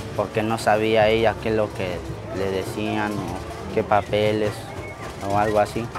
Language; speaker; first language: Spanish; early bilingual, other home language; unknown